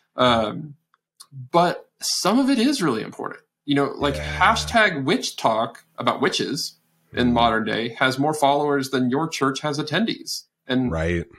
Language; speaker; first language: English; native; English